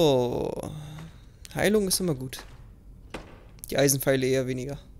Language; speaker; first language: German; native; German